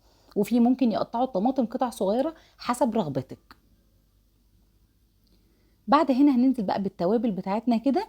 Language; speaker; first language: Arabic; native; Arabic